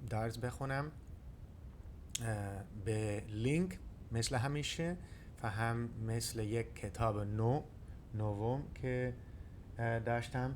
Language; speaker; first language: Persian; non-native, learner; Dutch